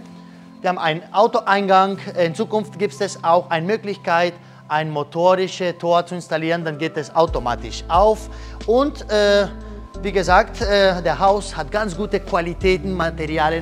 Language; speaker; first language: German; non-native, learner; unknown